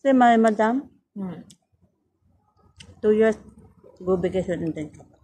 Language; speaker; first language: English; non-native, learner; Filipino